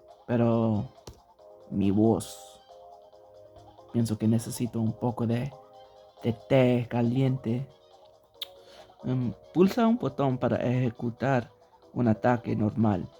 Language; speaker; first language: Spanish; early bilingual, heritage; English